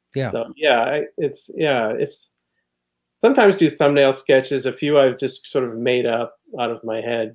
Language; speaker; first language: English; native; English